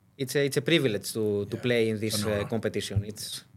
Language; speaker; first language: English; non-native, fluent; Greek